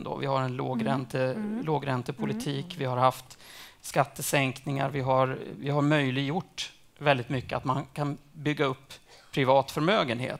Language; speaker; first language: Swedish; native; Swedish